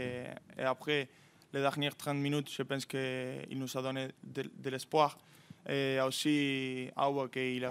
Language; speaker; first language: French; non-native, fluent; Spanish